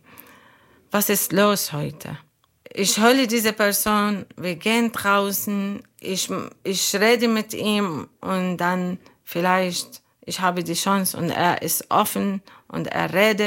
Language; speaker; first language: German; non-native, learner; Arabic